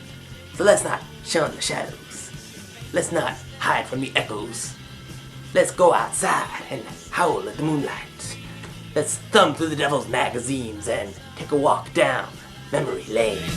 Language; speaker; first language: English; native; English